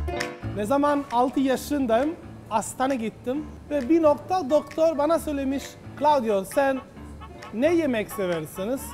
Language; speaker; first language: Turkish; non-native, learner; Italian